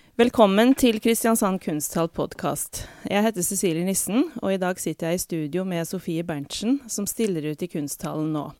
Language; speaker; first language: Norwegian; native; Norwegian